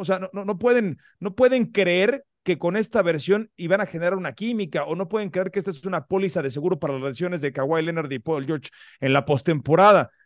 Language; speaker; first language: Spanish; native; Spanish